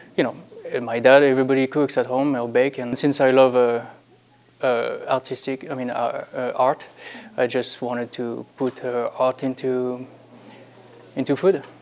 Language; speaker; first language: English; non-native, fluent; French